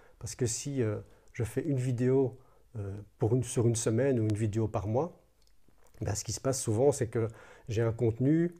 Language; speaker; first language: French; native; French